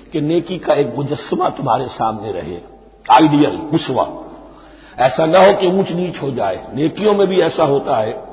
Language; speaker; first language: Urdu; native; Urdu